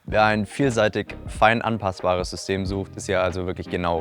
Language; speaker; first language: German; native; German